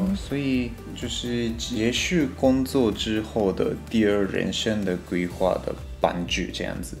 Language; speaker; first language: Chinese; non-native, fluent; Japanese